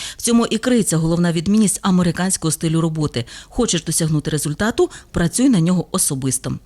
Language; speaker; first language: Ukrainian; native; Ukrainian